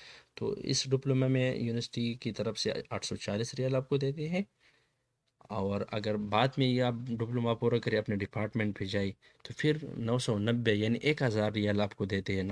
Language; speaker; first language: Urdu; non-native, local second language; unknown